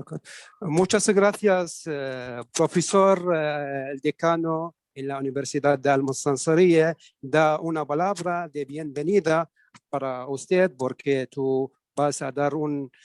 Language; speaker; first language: Spanish; non-native, learner; Arabic